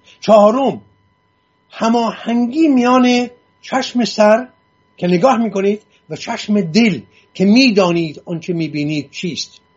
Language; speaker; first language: Persian; non-native, local second language; Assyrian Neo-Aramaic